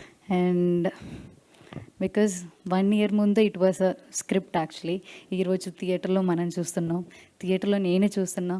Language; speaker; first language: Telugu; non-native, learner; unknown